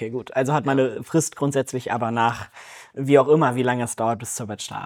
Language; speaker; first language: German; native; German